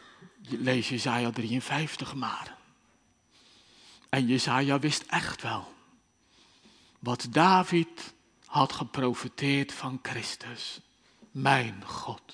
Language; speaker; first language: Dutch; native; Dutch